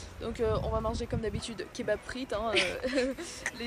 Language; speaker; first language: French; native; French